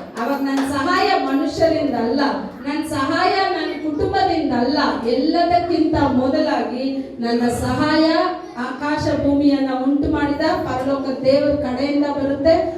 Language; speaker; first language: Kannada; non-native, local second language; Tamil